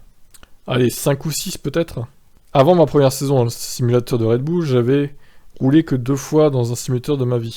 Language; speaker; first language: French; native; French